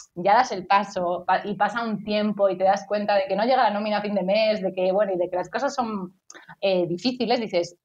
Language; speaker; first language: Spanish; native; Spanish